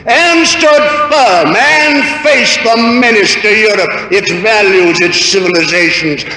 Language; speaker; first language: English; native; English